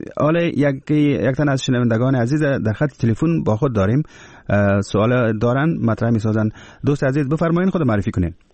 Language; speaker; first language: Persian; native; Persian